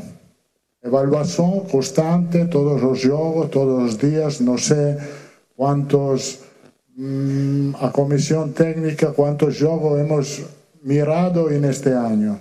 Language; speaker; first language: Spanish; non-native, fluent; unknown